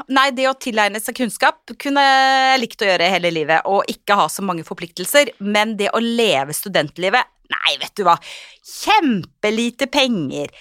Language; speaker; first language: Norwegian; native; Norwegian